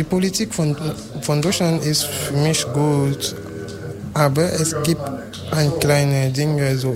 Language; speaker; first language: German; non-native, learner; French